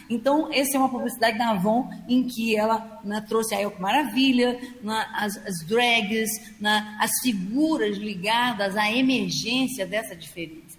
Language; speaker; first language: Portuguese; native; Portuguese